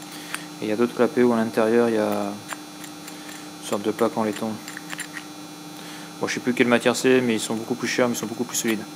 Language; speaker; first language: French; native; French